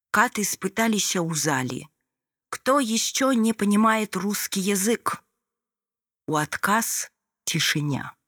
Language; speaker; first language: Belarusian; native; Belarusian